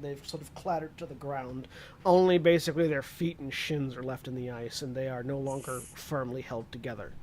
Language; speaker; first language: English; native; English